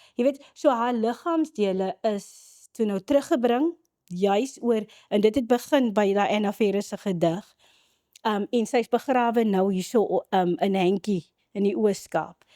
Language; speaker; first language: Afrikaans; native; Afrikaans